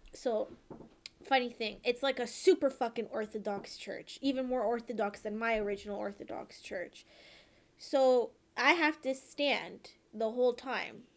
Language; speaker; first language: English; native; English